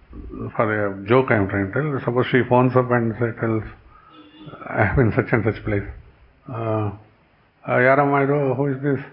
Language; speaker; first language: English; non-native, local second language; Kannada